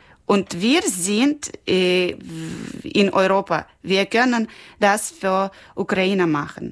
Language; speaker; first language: German; non-native, learner; Ukrainian